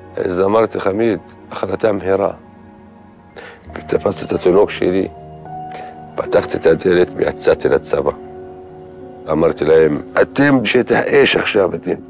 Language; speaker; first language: Hebrew; non-native, local second language; Arabic